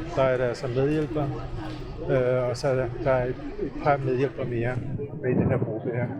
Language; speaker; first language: Danish; early bilingual, other home language; Urdu